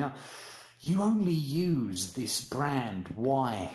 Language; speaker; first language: English; native; English